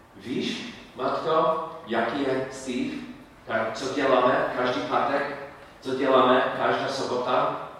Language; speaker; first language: Czech; non-native, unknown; English